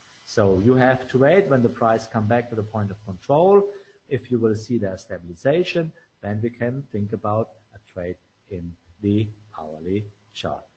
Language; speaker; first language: English; non-native, fluent; German